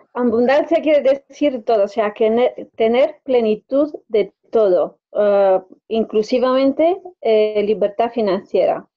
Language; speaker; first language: Spanish; non-native, fluent; Romanian